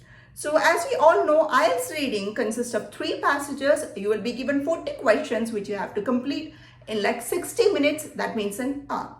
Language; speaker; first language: English; non-native, local second language; Malayalam